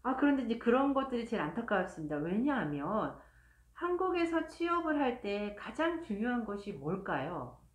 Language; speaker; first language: Korean; native; Korean